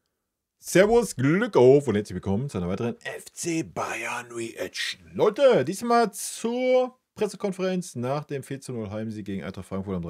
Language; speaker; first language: German; native; German